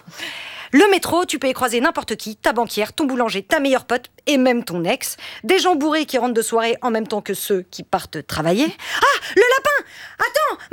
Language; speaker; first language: French; native; French